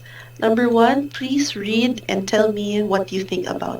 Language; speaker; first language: English; non-native, fluent; Filipino